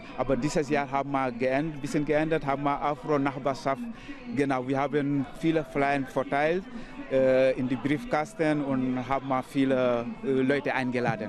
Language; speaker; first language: German; non-native, learner; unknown